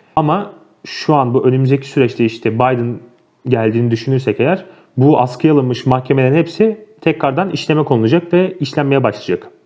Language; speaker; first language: Turkish; native; Turkish